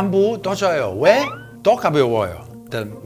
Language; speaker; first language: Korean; non-native, learner; Italian